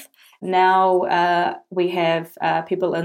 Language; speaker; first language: English; native; English